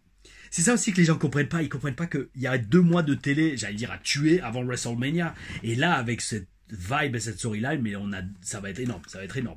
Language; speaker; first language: French; native; French